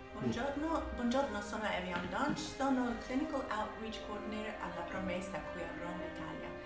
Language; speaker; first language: Italian; non-native, fluent; English